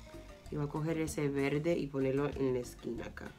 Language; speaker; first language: Spanish; early bilingual, heritage; English